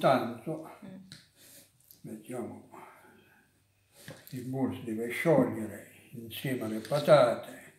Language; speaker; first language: Italian; native; Italian